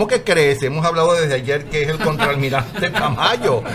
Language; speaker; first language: Spanish; native; Spanish